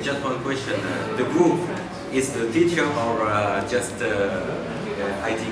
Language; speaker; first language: English; non-native, fluent; Arabic